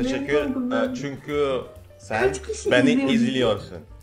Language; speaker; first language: Turkish; non-native, learner; Indonesian